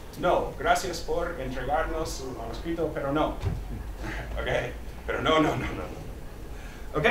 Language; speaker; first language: Spanish; non-native, fluent; English